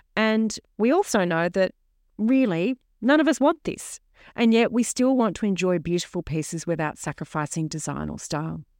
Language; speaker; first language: English; native; English